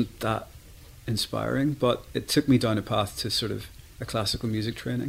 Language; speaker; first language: English; native; English